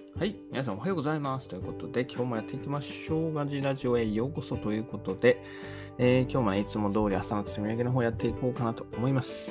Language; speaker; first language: Japanese; native; Japanese